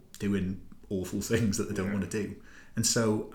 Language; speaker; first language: English; native; English